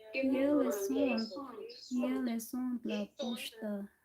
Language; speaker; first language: Romanian; non-native, learner; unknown